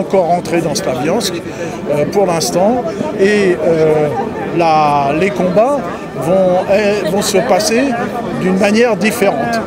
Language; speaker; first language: French; native; French